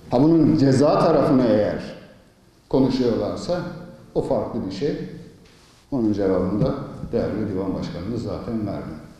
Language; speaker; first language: Turkish; native; Turkish